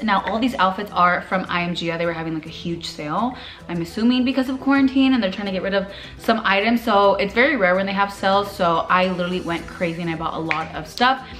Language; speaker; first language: English; early bilingual, other home language; Spanish